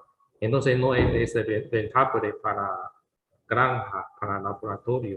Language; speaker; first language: Spanish; non-native, learner; Chinese